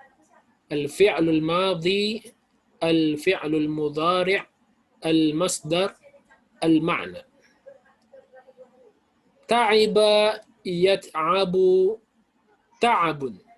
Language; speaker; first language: Arabic; non-native, fluent; Indonesian